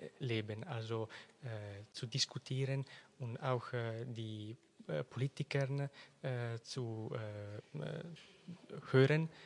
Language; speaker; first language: German; non-native, local second language; Italian